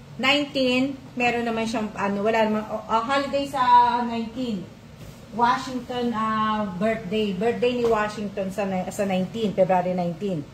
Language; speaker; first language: Filipino; non-native, local second language; Cebuano